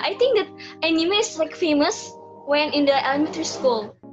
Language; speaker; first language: English; non-native, learner; Indonesian